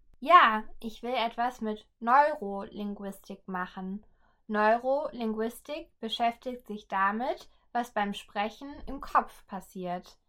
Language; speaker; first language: German; native; German